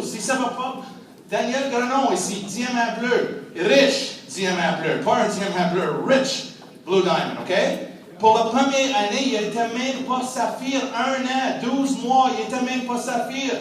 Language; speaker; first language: French; non-native, fluent; English